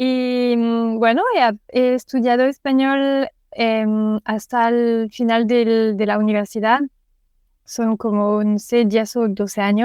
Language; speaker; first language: Spanish; non-native, fluent; French